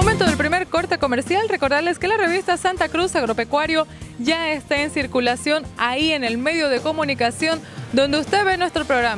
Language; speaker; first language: Spanish; native; Spanish